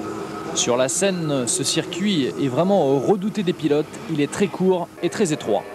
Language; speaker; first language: French; native; French